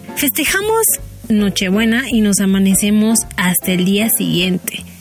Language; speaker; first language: Spanish; native; Spanish